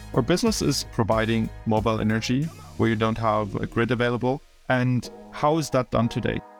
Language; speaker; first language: English; early bilingual, other home language; German